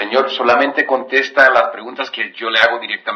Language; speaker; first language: Spanish; native; Spanish